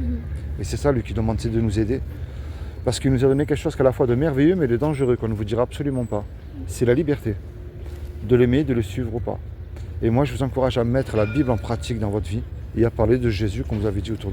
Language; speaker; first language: French; native; French